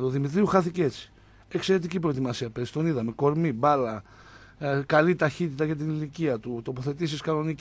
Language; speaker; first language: Greek; native; Greek